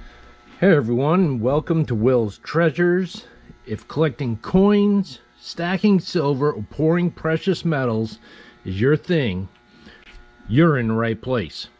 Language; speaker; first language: English; native; English